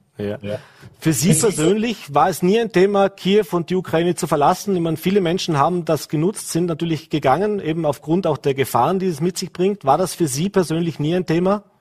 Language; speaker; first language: German; native; German